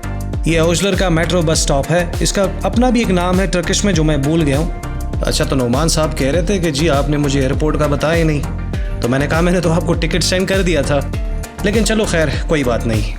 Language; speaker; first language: Urdu; non-native, local second language; Pashto